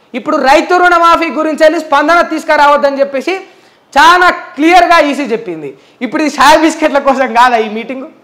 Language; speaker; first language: Telugu; native; Telugu